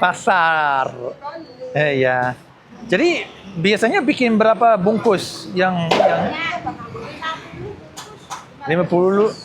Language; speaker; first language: Indonesian; non-native, learner; English